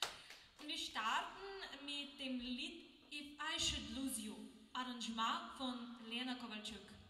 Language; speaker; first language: German; non-native, learner; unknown